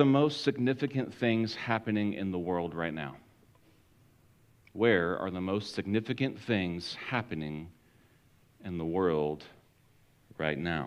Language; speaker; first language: English; native; English